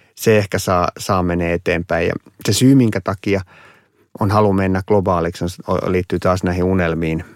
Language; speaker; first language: Finnish; native; Finnish